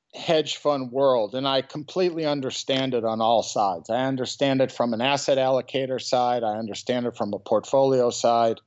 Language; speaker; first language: English; native; English